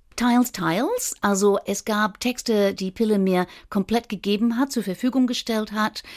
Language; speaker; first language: German; non-native, fluent; English